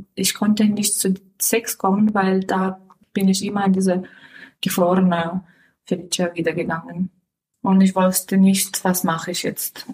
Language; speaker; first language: German; non-native, fluent; Romanian